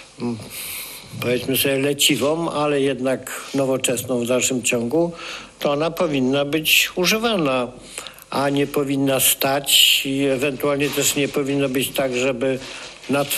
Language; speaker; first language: Polish; native; Polish